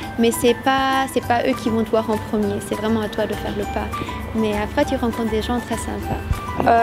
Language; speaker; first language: French; non-native, fluent; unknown